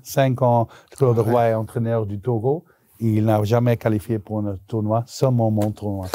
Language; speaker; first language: French; non-native, local second language; Dutch